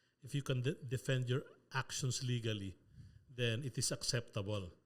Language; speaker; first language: English; non-native, local second language; Filipino